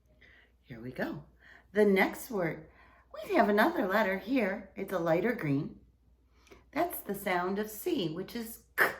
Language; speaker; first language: English; native; English